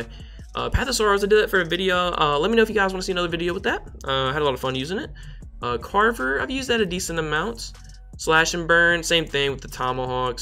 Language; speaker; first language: English; native; English